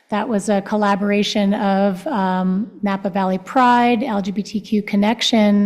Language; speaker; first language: English; non-native, fluent; Spanish